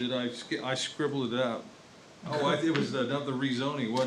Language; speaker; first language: English; native; English